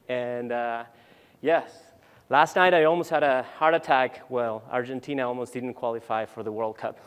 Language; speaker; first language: English; non-native, fluent; Spanish